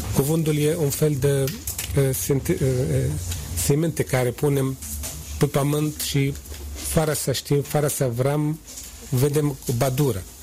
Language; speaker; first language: Romanian; non-native, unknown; Arabic